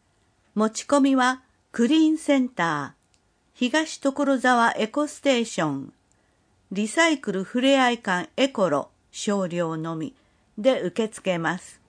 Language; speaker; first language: Japanese; native; Japanese